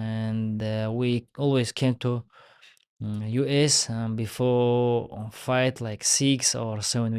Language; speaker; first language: English; non-native, learner; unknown